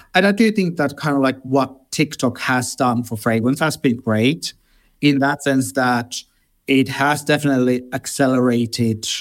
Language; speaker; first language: English; non-native, fluent; Finnish